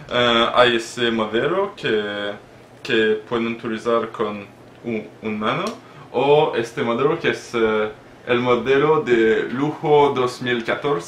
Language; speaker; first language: Spanish; non-native, learner; French